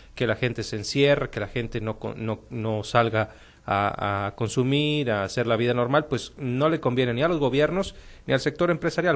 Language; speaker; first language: Spanish; native; Spanish